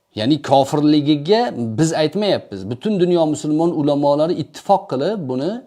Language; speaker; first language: Uzbek; native; Uzbek